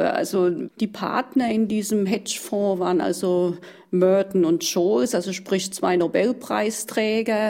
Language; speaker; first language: German; native; German